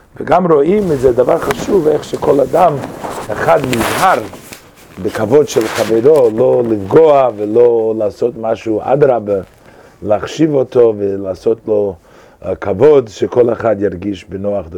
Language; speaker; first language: Hebrew; non-native, fluent; English